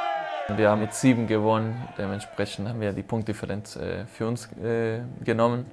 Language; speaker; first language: German; non-native, fluent; Spanish